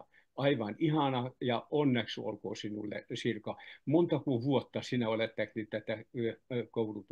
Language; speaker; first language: Finnish; non-native, fluent; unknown